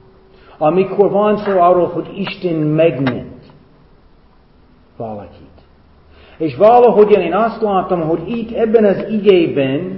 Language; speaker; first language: Hungarian; non-native, fluent; English